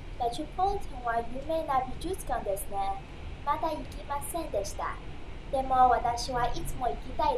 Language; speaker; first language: Japanese; non-native, learner; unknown